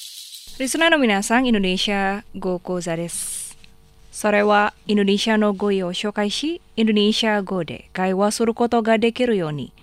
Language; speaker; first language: Japanese; non-native, fluent; Indonesian